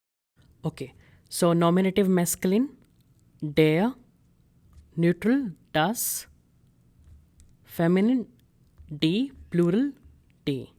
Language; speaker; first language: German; non-native, fluent; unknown